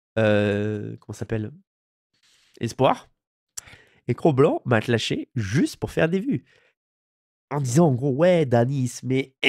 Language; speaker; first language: French; native; French